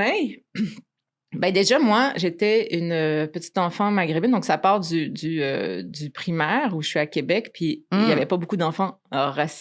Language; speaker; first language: French; native; French